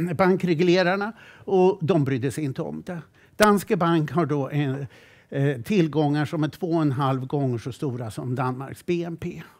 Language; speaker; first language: Swedish; native; Swedish